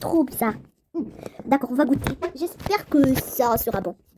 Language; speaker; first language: French; non-native, local second language; Arabic